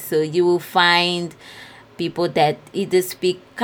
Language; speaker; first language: English; non-native, fluent; Portuguese